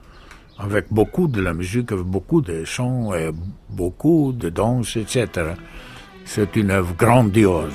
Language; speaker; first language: French; non-native, learner; Greek